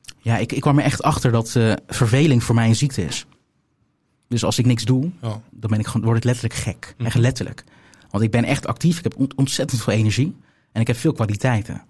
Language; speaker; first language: Dutch; native; Dutch